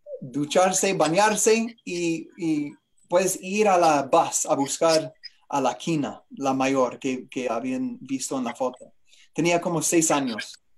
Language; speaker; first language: Spanish; non-native, learner; English